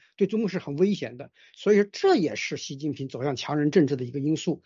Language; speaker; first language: Chinese; native; Chinese